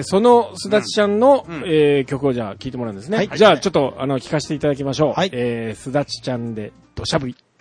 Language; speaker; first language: Japanese; native; Japanese